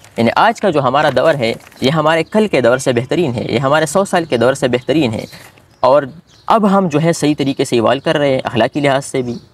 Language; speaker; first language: Urdu; non-native, local second language; Pashto